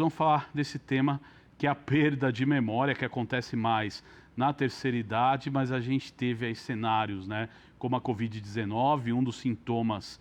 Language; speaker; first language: Portuguese; native; Portuguese